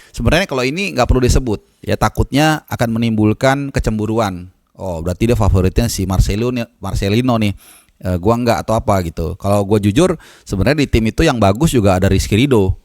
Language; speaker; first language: Indonesian; native; Indonesian